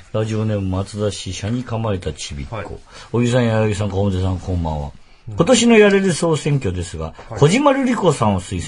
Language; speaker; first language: Japanese; native; Japanese